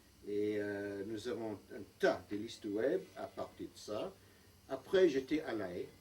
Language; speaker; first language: French; non-native, fluent; English